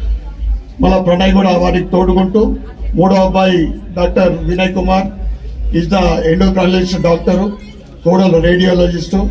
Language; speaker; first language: Telugu; native; Telugu